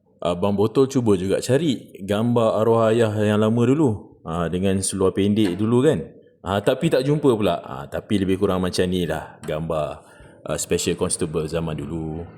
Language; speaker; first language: Malay; native; Malay